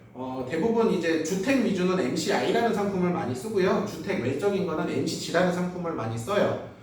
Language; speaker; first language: Korean; native; Korean